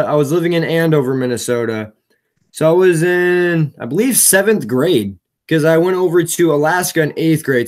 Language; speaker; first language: English; native; English